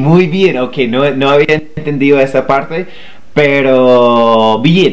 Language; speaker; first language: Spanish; non-native, fluent; English